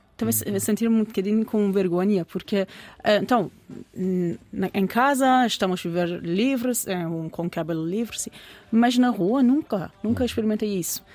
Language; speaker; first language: Portuguese; non-native, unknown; Persian